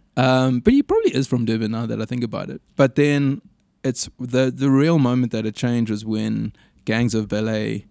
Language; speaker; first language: English; native; English